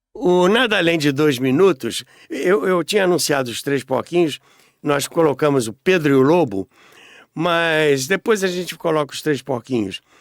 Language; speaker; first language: Portuguese; native; Portuguese